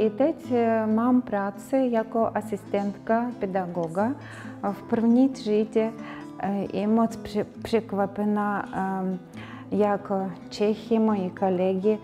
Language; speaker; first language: Ukrainian; native; Ukrainian